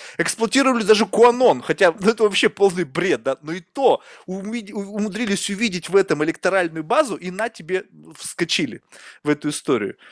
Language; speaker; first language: Russian; native; Russian